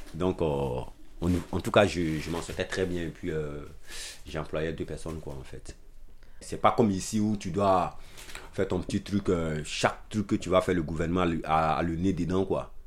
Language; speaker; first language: French; non-native, local second language; Dyula